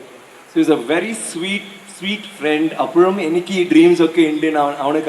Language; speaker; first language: Malayalam; non-native, learner; Tamil